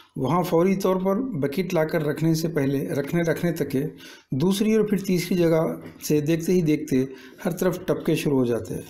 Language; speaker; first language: Urdu; native; Urdu